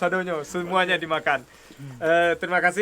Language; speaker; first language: Indonesian; native; Indonesian